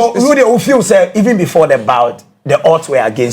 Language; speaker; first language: English; non-native, local second language; Akan